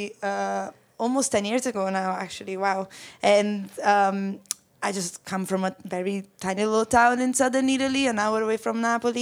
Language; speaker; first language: English; non-native, fluent; Italian